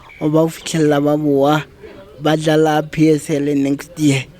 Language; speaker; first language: Northern Sotho; non-native, local second language; Tswana